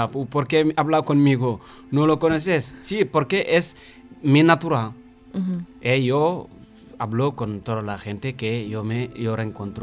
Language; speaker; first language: Spanish; non-native, learner; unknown